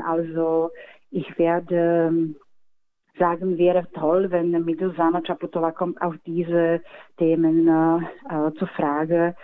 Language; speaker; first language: German; non-native, fluent; Slovak